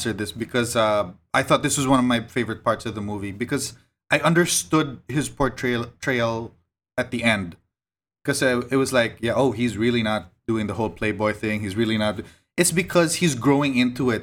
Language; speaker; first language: English; non-native, local second language; Cebuano